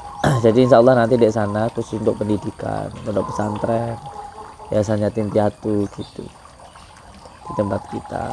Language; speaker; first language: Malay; non-native, local second language; Javanese